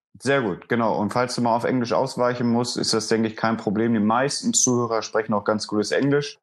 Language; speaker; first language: German; native; German